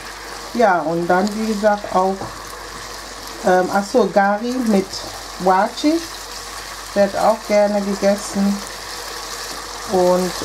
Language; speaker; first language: German; non-native, fluent; Akan